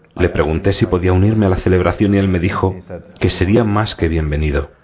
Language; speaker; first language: Spanish; non-native, fluent; Turkish